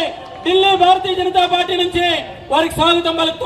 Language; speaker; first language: Telugu; native; Telugu